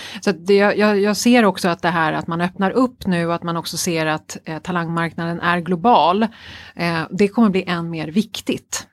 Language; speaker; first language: Swedish; native; Swedish